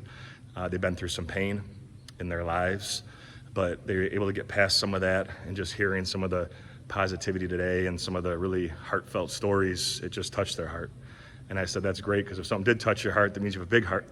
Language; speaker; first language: English; native; English